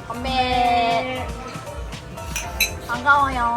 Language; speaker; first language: Korean; non-native, learner; Japanese